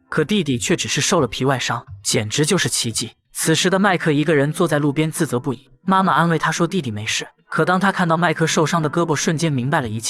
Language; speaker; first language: Chinese; native; Chinese